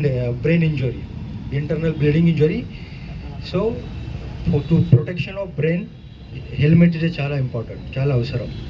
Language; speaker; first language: Telugu; non-native, learner; Hindi